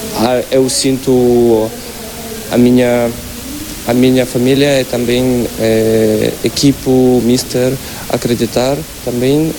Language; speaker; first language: Portuguese; non-native, learner; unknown